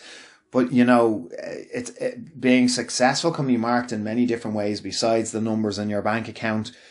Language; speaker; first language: English; native; English